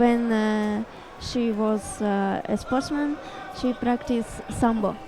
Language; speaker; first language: English; non-native, learner; Russian